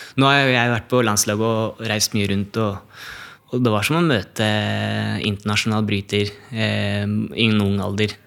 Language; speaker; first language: Norwegian; native; Norwegian